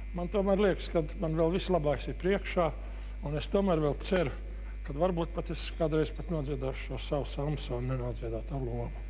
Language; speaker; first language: Latvian; native; Latvian